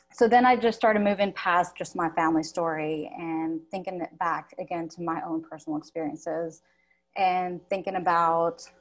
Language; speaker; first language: English; native; English